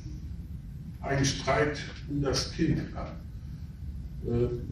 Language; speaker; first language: German; non-native, fluent; Polish